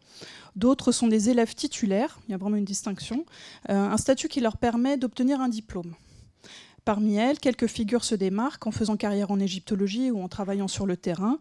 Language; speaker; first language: French; native; French